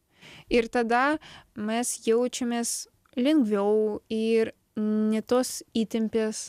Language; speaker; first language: Lithuanian; non-native, learner; Ukrainian